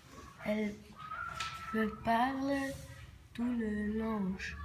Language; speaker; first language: French; non-native, learner; German